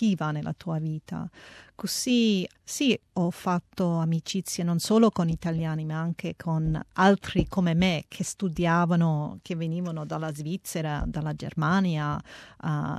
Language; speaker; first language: Italian; early bilingual, heritage; Italian